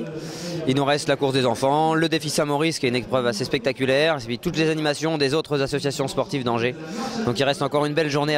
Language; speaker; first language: French; native; French